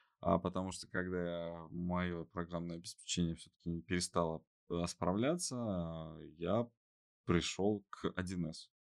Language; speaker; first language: Russian; native; Russian